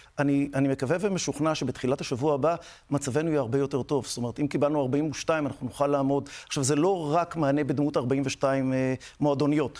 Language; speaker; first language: Hebrew; native; Hebrew